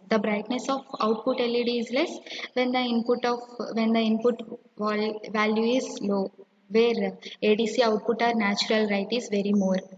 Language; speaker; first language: English; non-native, local second language; Telugu